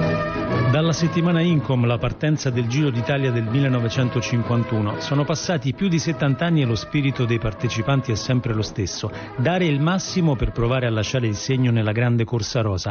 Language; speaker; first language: Italian; native; Italian